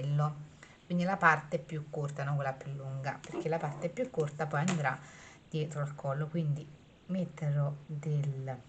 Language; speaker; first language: Italian; native; Italian